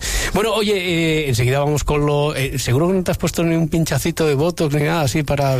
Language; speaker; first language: Spanish; native; Spanish